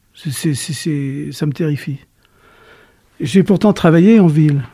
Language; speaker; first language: French; native; French